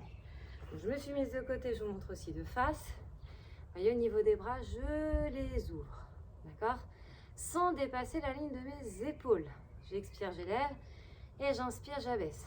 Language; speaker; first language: French; native; French